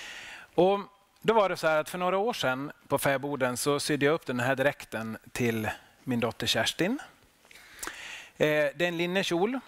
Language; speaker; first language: Swedish; non-native, local second language; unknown